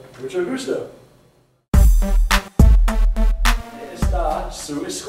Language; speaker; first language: Spanish; non-native, learner; English